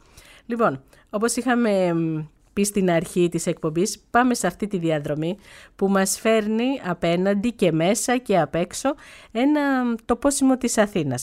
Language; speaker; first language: Greek; native; Greek